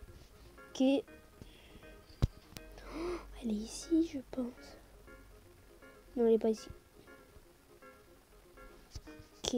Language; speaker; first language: French; native; French